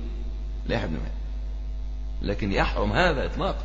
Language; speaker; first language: Arabic; native; Arabic